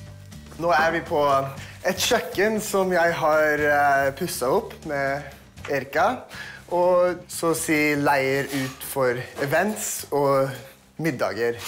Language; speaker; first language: Norwegian; early bilingual, heritage; English